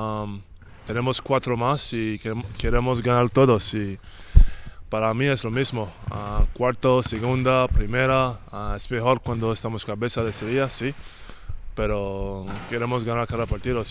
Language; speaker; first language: Spanish; non-native, learner; French